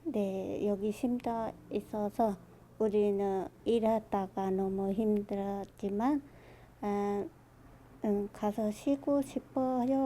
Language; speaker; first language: Korean; non-native, learner; Burmese